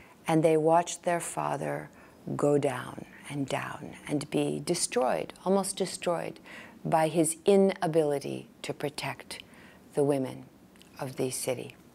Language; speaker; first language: English; native; English